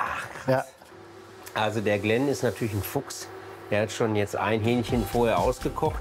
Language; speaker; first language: German; native; German